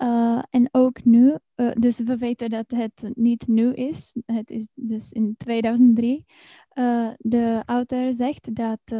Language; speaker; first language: Dutch; non-native, learner; Czech